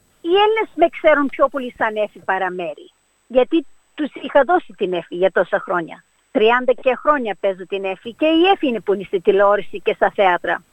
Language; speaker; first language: Greek; early bilingual, heritage; Greek